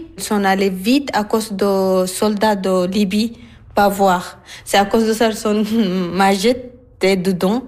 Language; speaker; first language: French; non-native, learner; Arabic